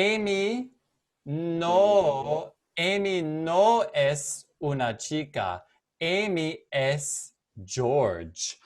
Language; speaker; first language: Spanish; non-native, fluent; English